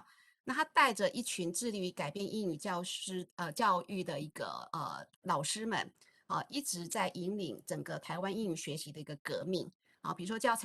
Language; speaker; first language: Chinese; native; Chinese